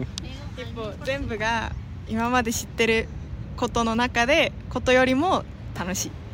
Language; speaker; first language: Japanese; non-native, learner; Spanish